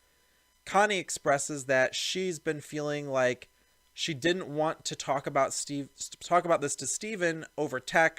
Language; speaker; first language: English; native; English